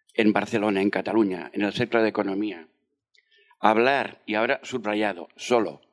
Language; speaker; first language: Spanish; non-native, fluent; French